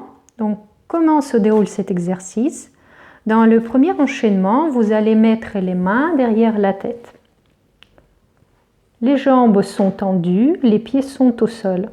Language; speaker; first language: French; native; French